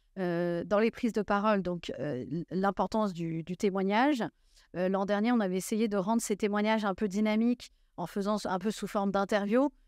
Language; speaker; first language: French; native; French